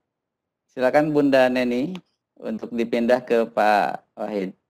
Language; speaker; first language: Indonesian; native; Indonesian